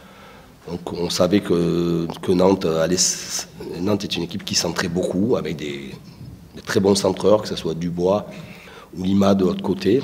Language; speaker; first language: French; native; French